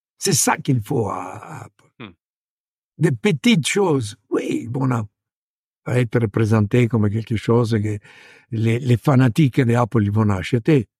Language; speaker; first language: French; non-native, fluent; Italian